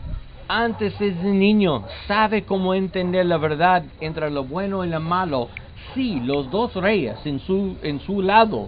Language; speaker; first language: Spanish; non-native, learner; English